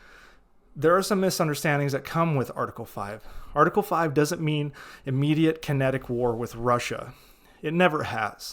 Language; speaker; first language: English; native; English